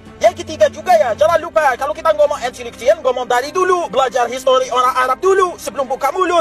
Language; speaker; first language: Indonesian; non-native, fluent; Arabic